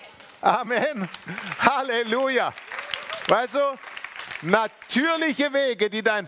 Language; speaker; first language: German; native; German